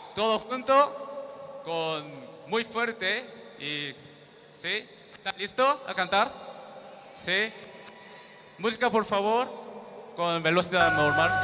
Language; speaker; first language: Spanish; non-native, learner; Korean